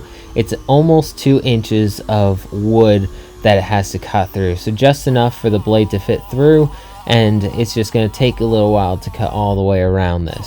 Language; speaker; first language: English; native; English